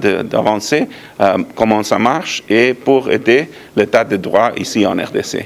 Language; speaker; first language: French; non-native, fluent; English